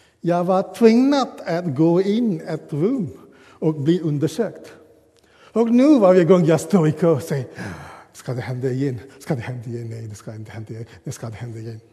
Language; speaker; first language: Swedish; non-native, learner; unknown